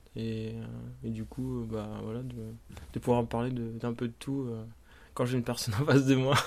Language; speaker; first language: French; native; French